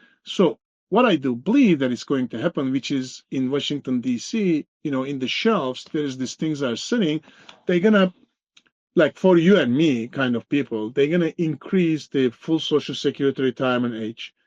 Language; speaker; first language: English; non-native, fluent; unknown